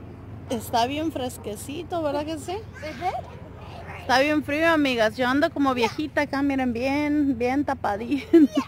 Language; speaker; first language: Spanish; native; Spanish